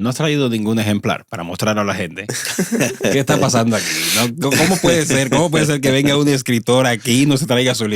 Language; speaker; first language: Spanish; native; Spanish